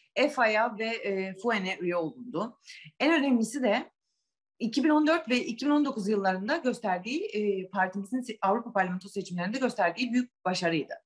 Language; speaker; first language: Turkish; native; Turkish